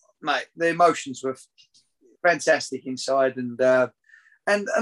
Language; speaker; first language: English; native; English